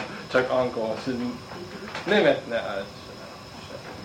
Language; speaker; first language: Hungarian; non-native, learner; Chinese